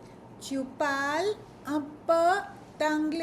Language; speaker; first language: French; non-native, fluent; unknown